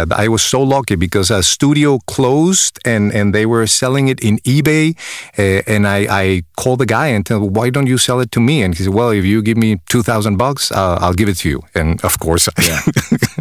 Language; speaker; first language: English; non-native, fluent; Spanish